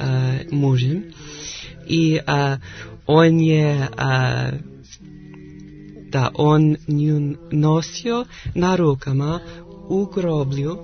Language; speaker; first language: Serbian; non-native, learner; English